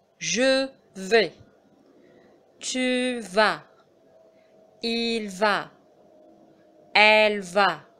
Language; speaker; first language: French; non-native, fluent; Arabic